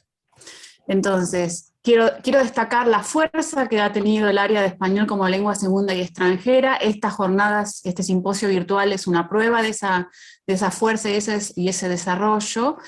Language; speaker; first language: Spanish; native; Spanish